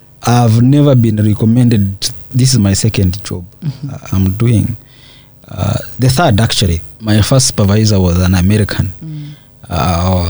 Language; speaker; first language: English; non-native, local second language; Nyankole